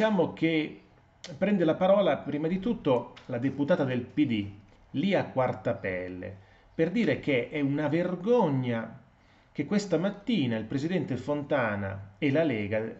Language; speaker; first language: Italian; native; Italian